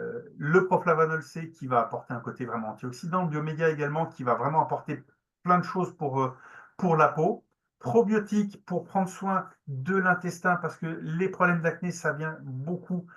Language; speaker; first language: French; native; French